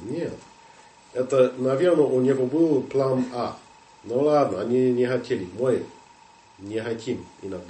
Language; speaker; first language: Russian; non-native, fluent; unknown